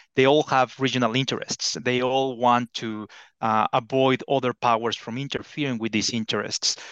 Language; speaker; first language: English; non-native, fluent; Spanish